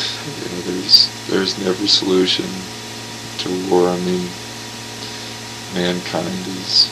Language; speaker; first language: English; native; English